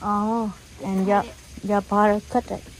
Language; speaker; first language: English; non-native, learner; Vietnamese